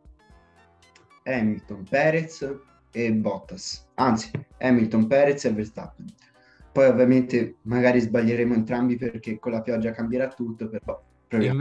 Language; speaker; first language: Italian; native; Italian